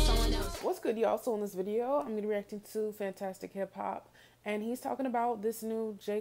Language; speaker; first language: English; native; English